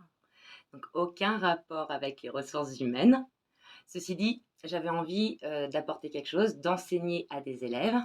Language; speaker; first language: French; native; French